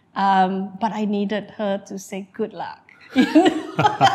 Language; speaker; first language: English; non-native, local second language; Malay